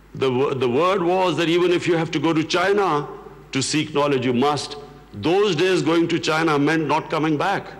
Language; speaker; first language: English; non-native, local second language; Urdu